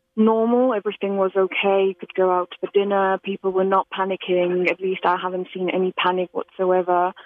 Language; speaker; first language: English; non-native, fluent; Slovak